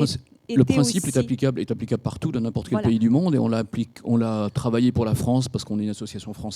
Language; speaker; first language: French; native; French